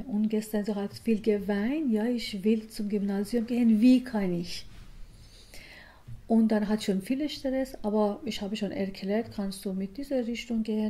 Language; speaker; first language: German; non-native, learner; Persian